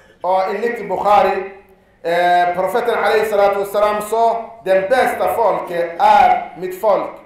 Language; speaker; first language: Swedish; non-native, fluent; Arabic